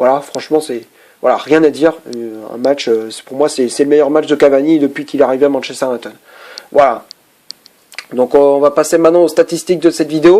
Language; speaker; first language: French; native; French